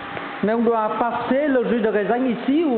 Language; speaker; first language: French; non-native, learner; Vietnamese